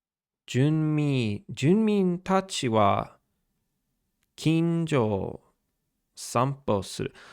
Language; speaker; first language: Japanese; non-native, learner; English